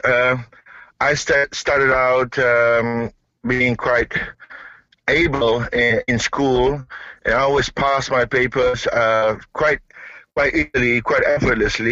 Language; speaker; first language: English; non-native, local second language; Malay